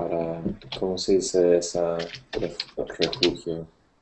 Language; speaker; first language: Spanish; non-native, learner; English